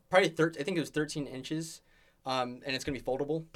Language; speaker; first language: English; native; English